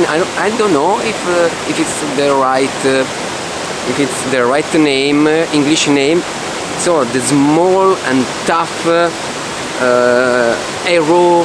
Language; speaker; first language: English; non-native, fluent; Italian